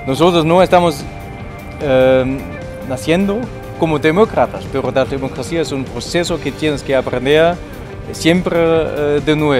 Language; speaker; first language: Spanish; non-native, fluent; German